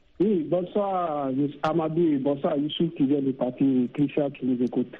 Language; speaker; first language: French; non-native, local second language; Dyula